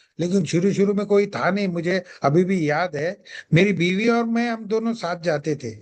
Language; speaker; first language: Hindi; non-native, local second language; Marathi